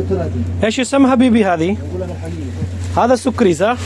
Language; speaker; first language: Arabic; non-native, learner; Urdu